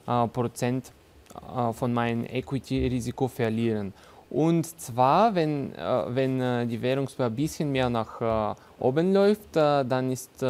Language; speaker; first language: German; non-native, fluent; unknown